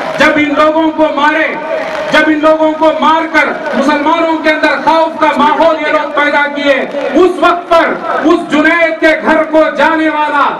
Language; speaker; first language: Urdu; native; Urdu